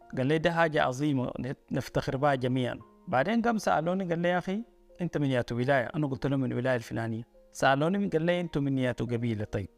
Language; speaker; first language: Arabic; native; Arabic